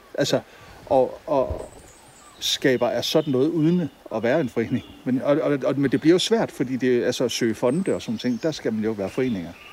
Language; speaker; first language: Danish; native; Danish